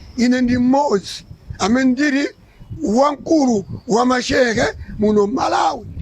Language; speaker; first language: Nyanja; non-native, local second language; Yao